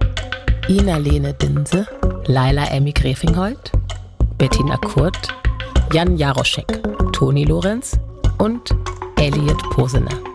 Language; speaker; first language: German; native; German